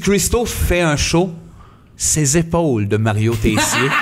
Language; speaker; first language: French; native; French